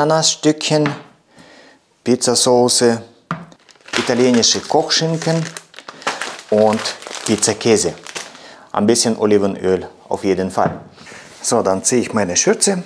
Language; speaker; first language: German; non-native, fluent; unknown